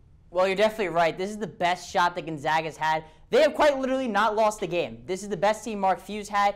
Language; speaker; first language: English; native; English